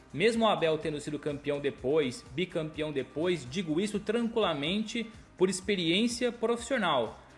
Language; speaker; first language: Portuguese; native; Portuguese